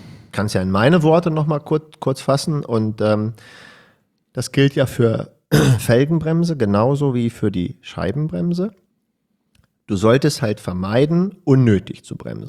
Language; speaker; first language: German; native; German